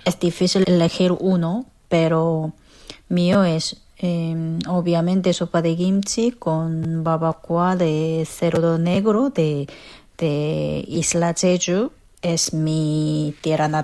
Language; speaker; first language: Spanish; non-native, fluent; Korean